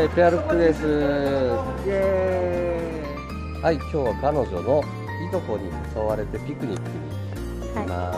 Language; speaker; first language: Japanese; native; Japanese